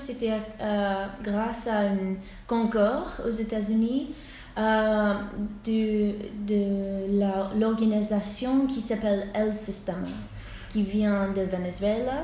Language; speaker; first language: French; non-native, fluent; English